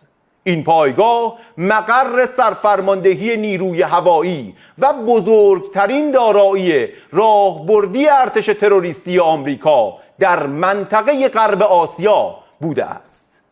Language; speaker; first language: Persian; native; Persian